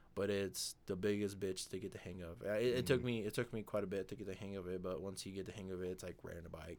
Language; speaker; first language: English; non-native, fluent; Spanish